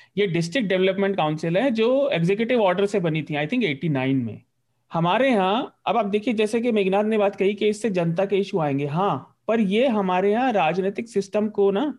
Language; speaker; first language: Hindi; native; Hindi